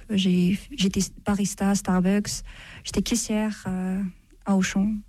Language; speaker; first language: French; non-native, fluent; Amharic